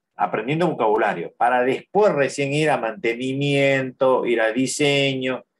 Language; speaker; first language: Spanish; native; Spanish